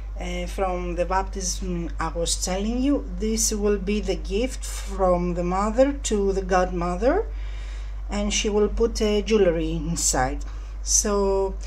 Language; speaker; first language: English; non-native, fluent; Greek